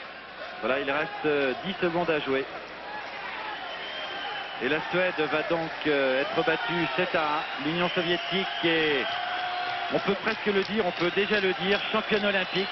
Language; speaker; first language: French; native; French